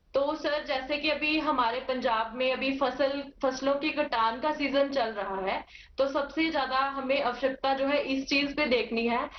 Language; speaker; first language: Hindi; native; Hindi